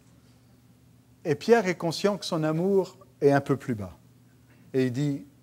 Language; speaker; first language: French; native; French